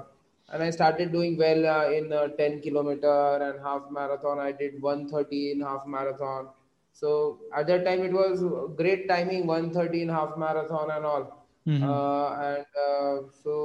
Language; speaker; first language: English; non-native, local second language; Marathi